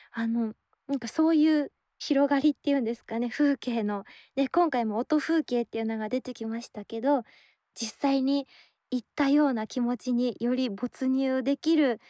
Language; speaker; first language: Japanese; native; Japanese